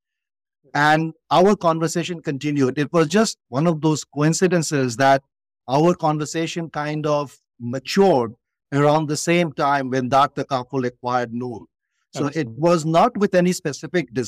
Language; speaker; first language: English; non-native, local second language; Bangla